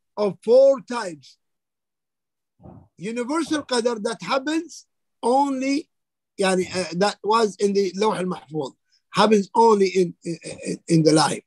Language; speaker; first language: English; non-native, fluent; Arabic